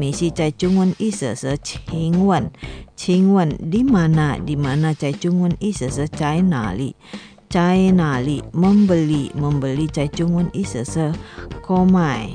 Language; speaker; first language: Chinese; non-native, fluent; Indonesian